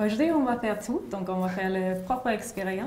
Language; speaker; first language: French; non-native, learner; English